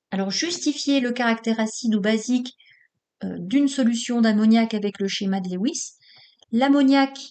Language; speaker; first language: French; native; French